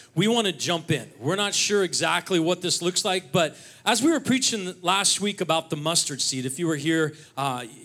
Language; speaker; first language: English; native; English